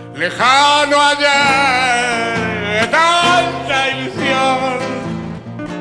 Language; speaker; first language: Spanish; native; Spanish